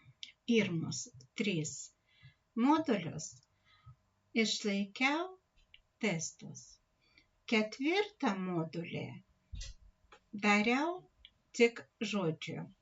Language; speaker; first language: Lithuanian; non-native, learner; Russian